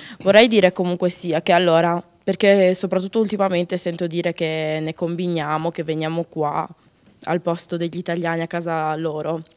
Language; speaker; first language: Italian; early bilingual, other home language; Albanian